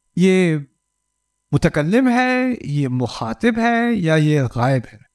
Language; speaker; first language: Urdu; early bilingual, heritage; Urdu